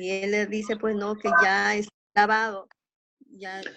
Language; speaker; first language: Spanish; native; Spanish